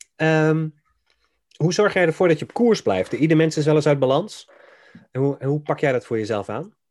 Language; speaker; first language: Dutch; native; Dutch